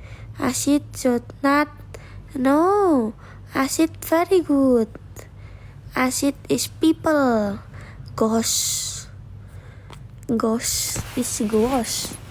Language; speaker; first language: English; non-native, learner; Indonesian